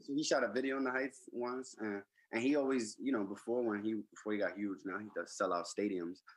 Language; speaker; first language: English; early bilingual, other home language; Spanish